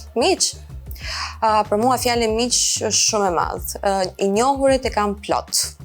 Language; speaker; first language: Albanian; non-native, fluent; Ukrainian